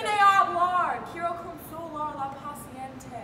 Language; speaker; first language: Spanish; non-native, learner; English